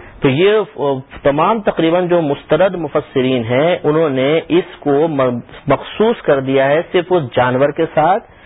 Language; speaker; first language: Urdu; native; Urdu